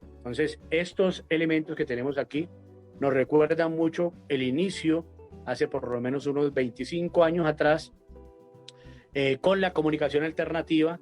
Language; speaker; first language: Spanish; native; Spanish